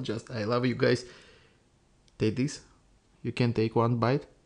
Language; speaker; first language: English; non-native, learner; Russian